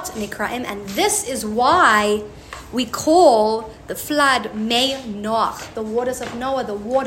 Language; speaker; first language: English; native; English